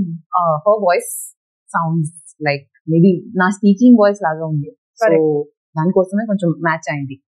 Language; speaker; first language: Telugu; non-native, learner; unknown